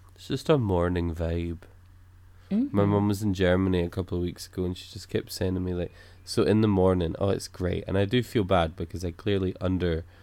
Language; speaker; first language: English; native; English